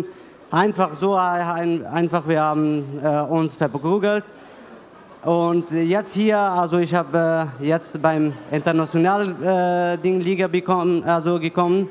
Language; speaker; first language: German; non-native, learner; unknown